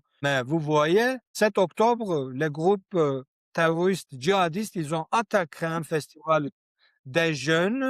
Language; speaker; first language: French; non-native, learner; Kurdish